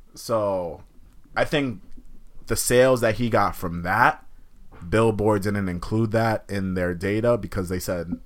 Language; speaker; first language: English; native; English